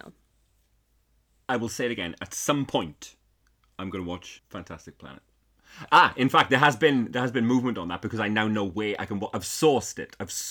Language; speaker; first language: English; native; English